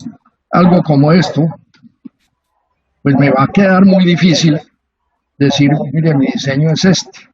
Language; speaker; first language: Spanish; native; Spanish